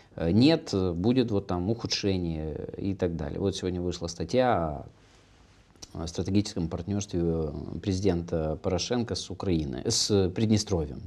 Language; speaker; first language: Russian; native; Russian